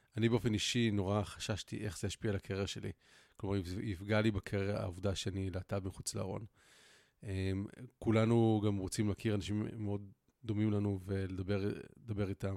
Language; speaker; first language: Hebrew; native; Hebrew